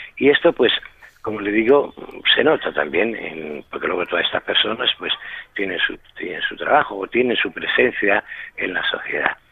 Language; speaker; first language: Spanish; native; Spanish